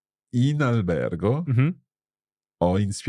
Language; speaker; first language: Italian; non-native, learner; English